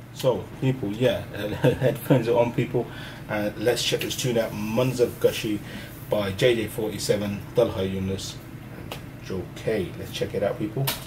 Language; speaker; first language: English; early bilingual, other home language; Hindi